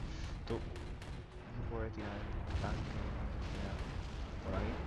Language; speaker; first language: Spanish; native; Spanish